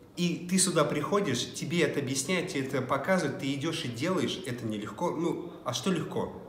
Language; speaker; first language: Russian; native; Russian